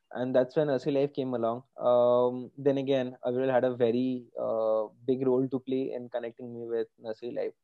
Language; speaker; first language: English; non-native, local second language; Bangla